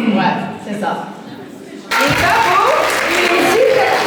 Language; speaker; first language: French; non-native, learner; English